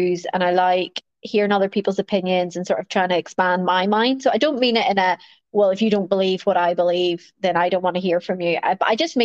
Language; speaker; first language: English; native; English